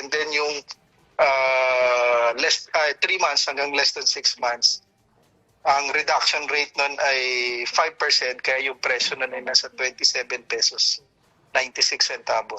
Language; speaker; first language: Filipino; native; Filipino